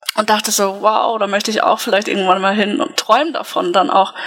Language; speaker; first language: German; native; German